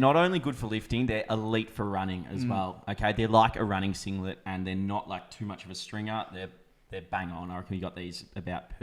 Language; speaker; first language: English; native; English